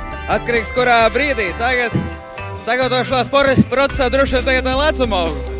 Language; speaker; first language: Latvian; native; Latvian